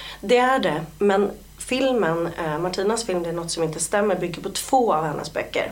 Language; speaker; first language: Swedish; early bilingual, other home language; Polish